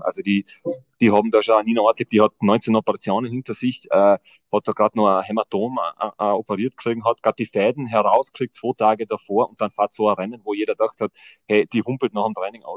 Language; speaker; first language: German; native; German